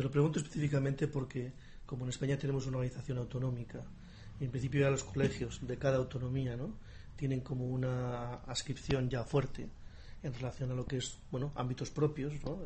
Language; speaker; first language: Spanish; native; Spanish